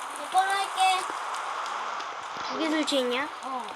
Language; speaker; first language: Korean; native; Korean